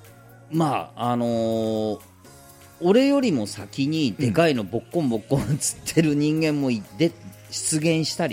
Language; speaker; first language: Japanese; native; Japanese